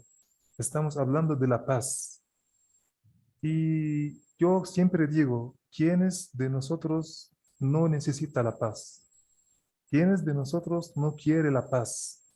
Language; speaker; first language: Spanish; non-native, fluent; Arabic